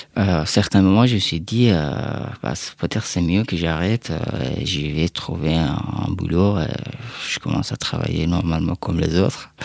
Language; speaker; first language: French; non-native, fluent; Persian